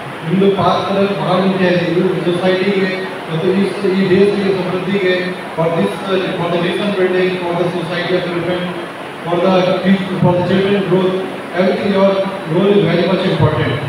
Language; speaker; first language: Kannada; non-native, learner; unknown